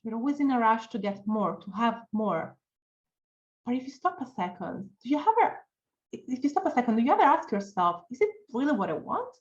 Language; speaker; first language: English; non-native, fluent; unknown